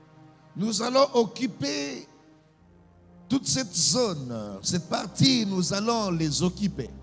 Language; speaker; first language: French; non-native, local second language; Lingala